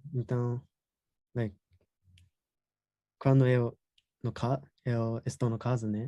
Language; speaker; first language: Portuguese; non-native, learner; Japanese